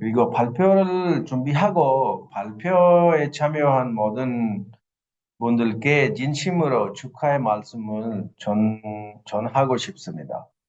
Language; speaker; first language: Korean; non-native, fluent; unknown